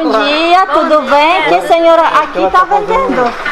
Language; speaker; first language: Portuguese; non-native, learner; Polish